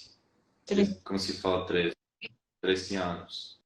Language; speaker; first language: Portuguese; non-native, fluent; Spanish